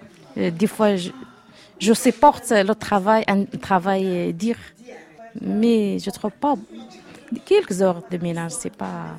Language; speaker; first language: French; non-native, learner; Arabic